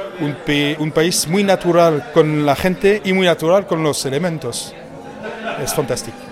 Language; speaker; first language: Spanish; non-native, learner; French